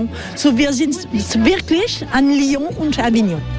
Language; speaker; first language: German; non-native, learner; French